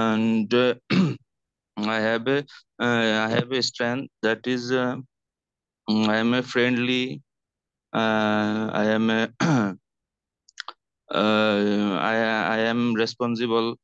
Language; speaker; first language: English; non-native, learner; Bangla